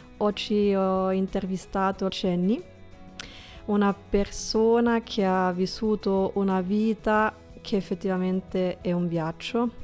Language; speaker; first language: Italian; non-native, fluent; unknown